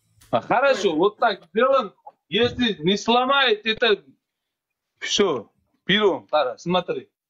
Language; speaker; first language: Russian; non-native, learner; Uzbek